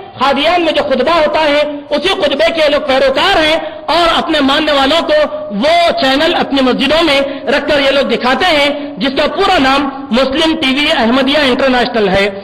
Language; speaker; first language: Urdu; native; Urdu